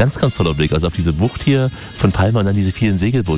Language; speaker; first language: German; native; German